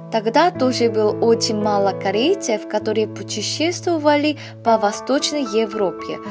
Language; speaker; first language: Russian; non-native, fluent; Korean